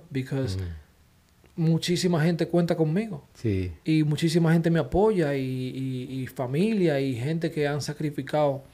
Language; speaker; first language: Spanish; early bilingual, heritage; Spanish